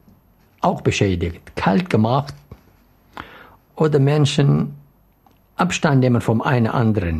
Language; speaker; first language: German; non-native, learner; Arabic